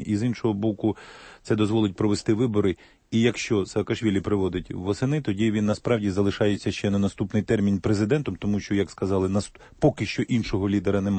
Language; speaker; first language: Ukrainian; native; Ukrainian